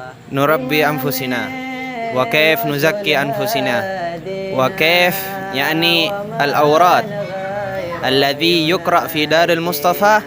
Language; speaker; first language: Arabic; non-native, learner; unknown